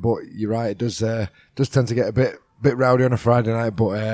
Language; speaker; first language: English; native; English